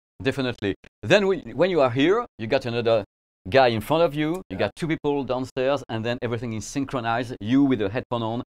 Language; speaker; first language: English; non-native, fluent; French